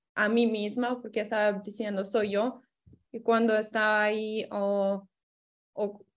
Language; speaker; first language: Spanish; non-native, fluent; Lithuanian